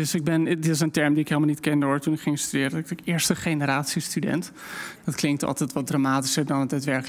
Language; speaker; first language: Dutch; native; Dutch